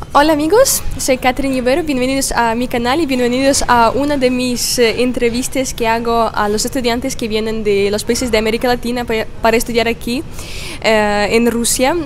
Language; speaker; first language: Spanish; non-native, fluent; Russian